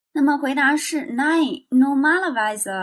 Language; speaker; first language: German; non-native, fluent; Chinese